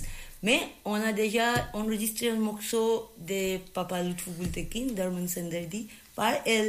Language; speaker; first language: French; non-native, learner; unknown